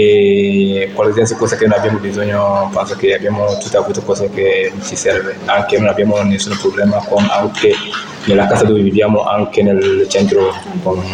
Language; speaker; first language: Italian; non-native, learner; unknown